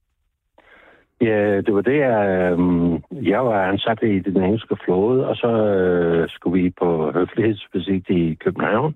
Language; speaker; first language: Danish; non-native, fluent; English